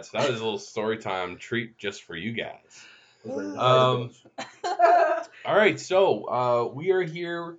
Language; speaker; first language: English; native; English